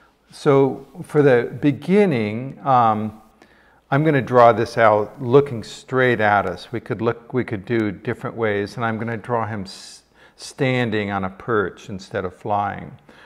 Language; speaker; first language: English; native; English